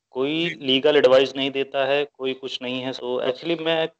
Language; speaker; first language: Hindi; native; Hindi